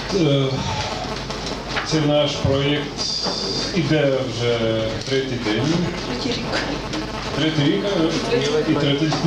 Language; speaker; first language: Ukrainian; non-native, learner; Lithuanian